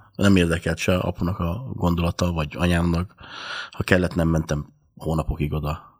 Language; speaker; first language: Hungarian; native; Hungarian